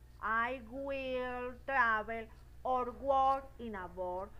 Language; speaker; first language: English; non-native, learner; Spanish